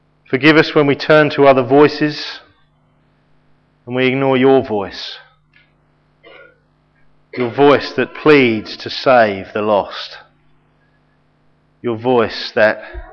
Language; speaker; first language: English; native; English